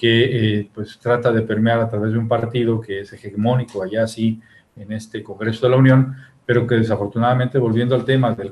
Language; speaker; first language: Spanish; native; Spanish